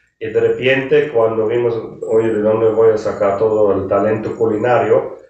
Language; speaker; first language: Spanish; non-native, fluent; German